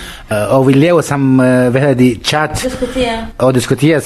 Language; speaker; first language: Danish; non-native, learner; Arabic